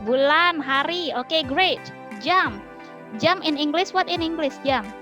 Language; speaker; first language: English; non-native, fluent; Indonesian